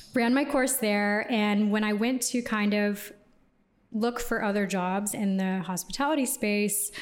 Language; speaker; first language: English; native; English